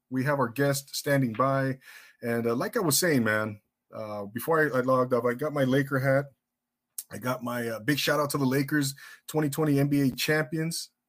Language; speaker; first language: English; early bilingual, other home language; Spanish